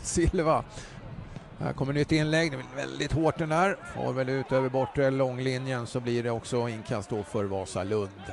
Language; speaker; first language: Swedish; native; Swedish